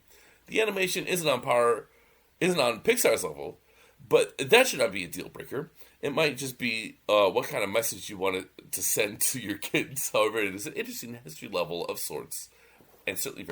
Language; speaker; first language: English; native; English